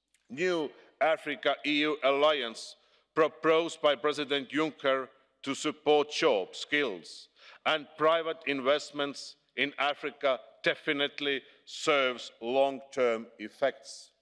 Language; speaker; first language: English; non-native, fluent; Estonian